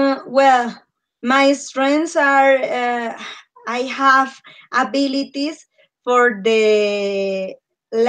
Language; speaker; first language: English; non-native, learner; Spanish